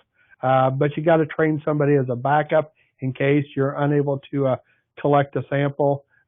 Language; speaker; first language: English; native; English